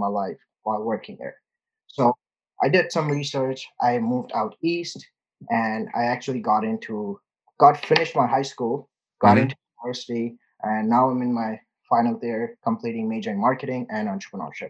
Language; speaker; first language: English; non-native, local second language; Urdu